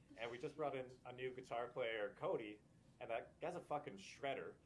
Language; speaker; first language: English; native; English